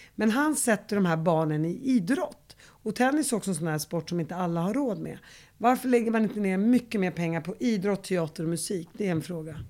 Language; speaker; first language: Swedish; early bilingual, other home language; Arabic